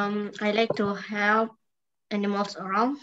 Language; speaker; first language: English; non-native, learner; Indonesian